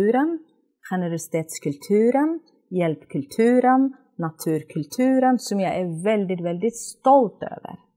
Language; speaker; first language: Swedish; non-native, fluent; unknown